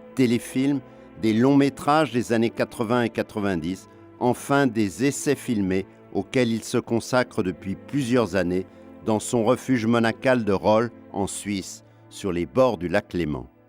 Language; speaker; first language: French; native; French